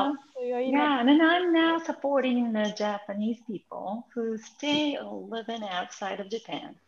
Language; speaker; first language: English; non-native, fluent; Japanese